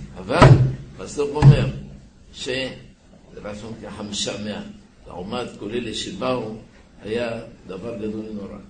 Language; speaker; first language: Hebrew; early bilingual, other home language; Arabic